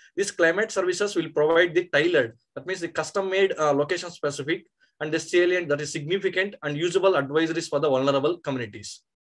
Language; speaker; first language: English; non-native, local second language; Kannada